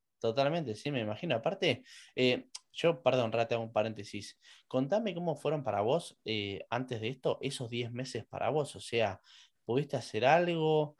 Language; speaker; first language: Spanish; native; Spanish